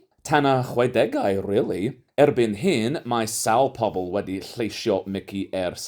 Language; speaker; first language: Welsh; non-native, fluent; English